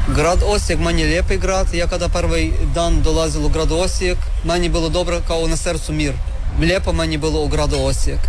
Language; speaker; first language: Serbian; non-native, learner; Ukrainian